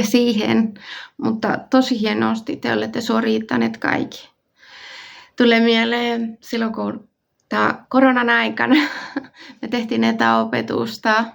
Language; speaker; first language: Finnish; non-native, fluent; Spanish